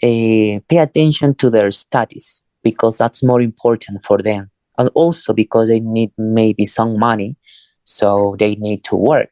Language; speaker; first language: English; non-native, fluent; Spanish